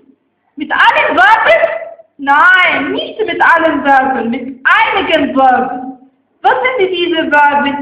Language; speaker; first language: German; non-native, fluent; Arabic